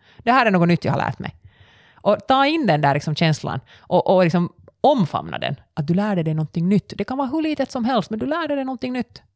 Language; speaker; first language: Swedish; native; Swedish